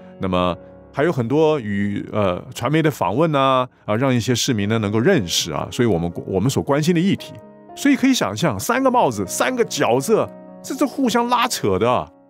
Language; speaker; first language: Chinese; non-native, local second language; Cantonese